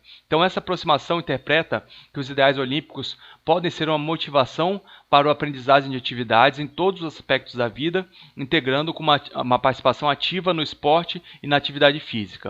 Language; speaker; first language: Portuguese; native; Portuguese